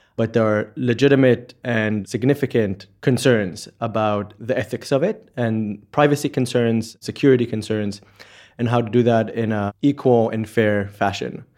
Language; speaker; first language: English; non-native, fluent; Hebrew